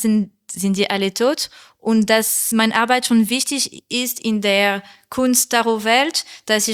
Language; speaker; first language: German; non-native, learner; French